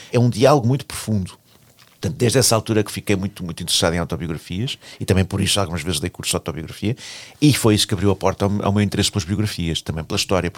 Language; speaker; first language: Portuguese; native; Portuguese